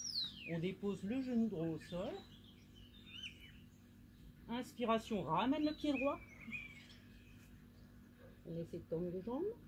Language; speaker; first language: French; native; French